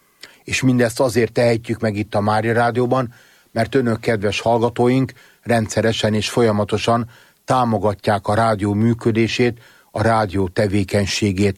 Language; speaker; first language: Hungarian; native; Hungarian